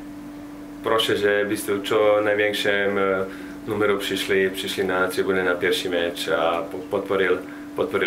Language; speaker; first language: Polish; non-native, learner; Serbian